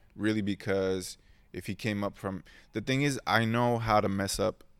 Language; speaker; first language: English; early bilingual, other home language; Spanish